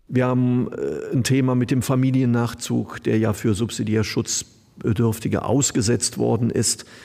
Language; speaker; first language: German; native; German